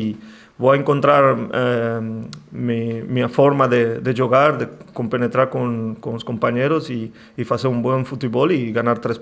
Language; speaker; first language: Portuguese; non-native, learner; Spanish